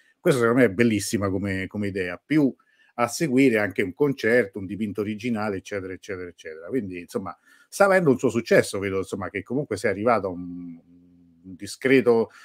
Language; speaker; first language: Italian; native; Italian